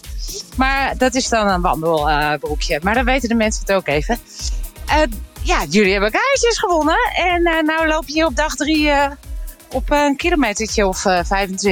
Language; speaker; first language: Dutch; native; Dutch